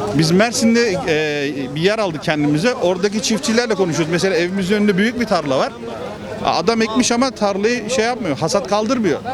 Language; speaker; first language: Turkish; native; Turkish